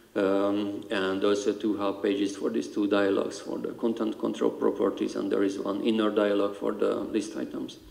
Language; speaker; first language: English; non-native, fluent; Hungarian